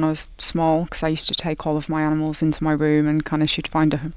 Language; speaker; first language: English; native; English